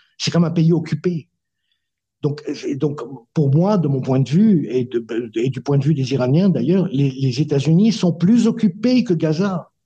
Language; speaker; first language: French; non-native, local second language; Arabic